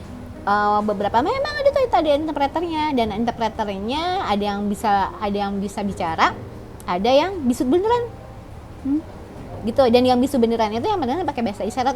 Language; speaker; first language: Indonesian; native; Indonesian